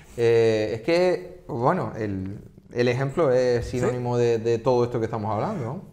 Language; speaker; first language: Spanish; native; Spanish